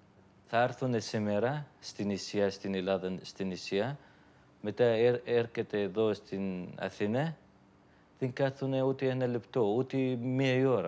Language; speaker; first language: Greek; non-native, learner; Arabic